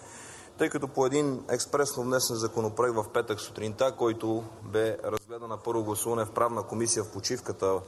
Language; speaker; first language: Bulgarian; native; Bulgarian